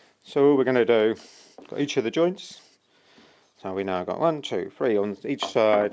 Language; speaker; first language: English; native; English